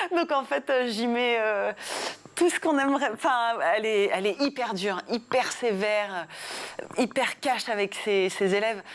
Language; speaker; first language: French; early bilingual, other home language; English